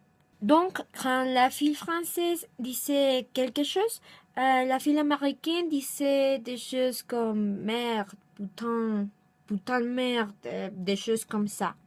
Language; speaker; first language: French; non-native, learner; Spanish